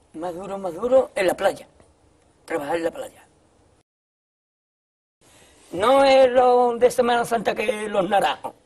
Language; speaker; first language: Spanish; native; Spanish